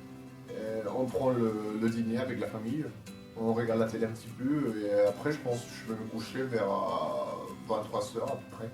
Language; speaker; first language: French; non-native, fluent; Spanish